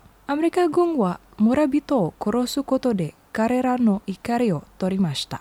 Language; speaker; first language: Japanese; non-native, learner; Indonesian